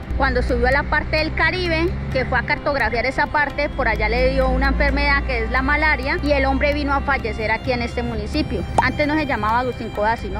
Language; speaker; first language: Spanish; native; Spanish